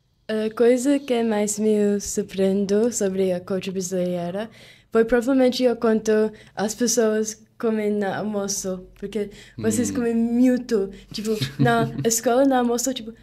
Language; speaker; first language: Portuguese; non-native, learner; English